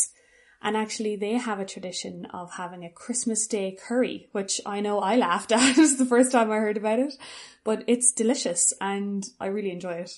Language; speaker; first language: English; native; English